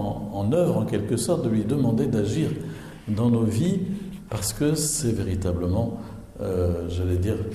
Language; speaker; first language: French; native; French